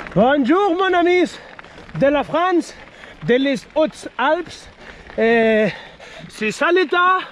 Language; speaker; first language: French; non-native, learner; Spanish